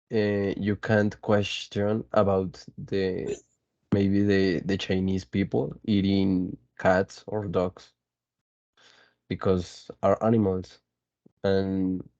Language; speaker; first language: English; non-native, fluent; Spanish